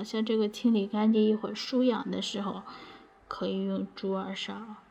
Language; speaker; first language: Chinese; native; Chinese